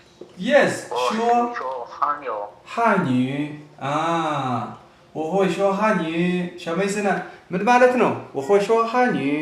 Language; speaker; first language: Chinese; non-native, fluent; Amharic